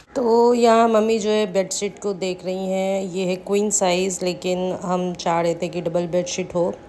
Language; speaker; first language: Hindi; native; Hindi